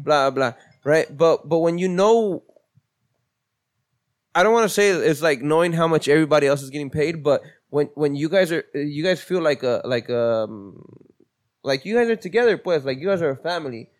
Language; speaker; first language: English; early bilingual, other home language; Spanish